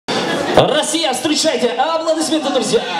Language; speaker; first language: Russian; non-native, local second language; Kyrgyz